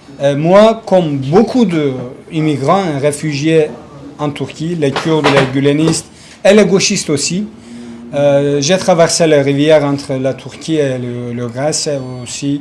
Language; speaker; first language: French; non-native, learner; Kurdish